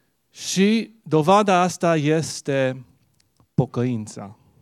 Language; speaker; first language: Romanian; early bilingual, heritage; Romanian